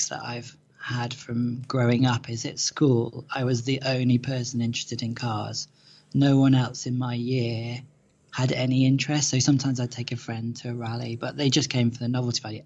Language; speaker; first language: English; native; English